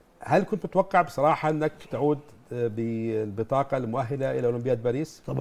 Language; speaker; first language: Arabic; native; Arabic